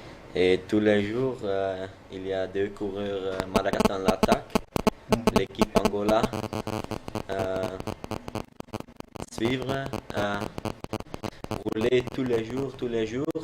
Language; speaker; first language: French; non-native, learner; Dutch